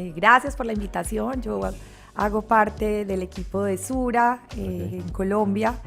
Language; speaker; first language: Spanish; native; Spanish